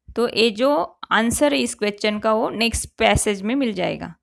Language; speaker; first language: Hindi; non-native, local second language; Marathi